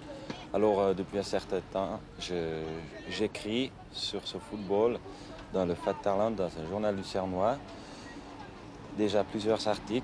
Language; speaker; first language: French; non-native, local second language; German